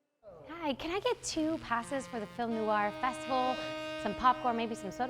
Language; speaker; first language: English; native; English